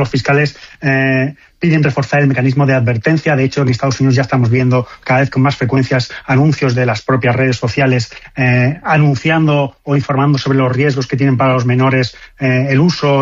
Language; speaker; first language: Spanish; native; Spanish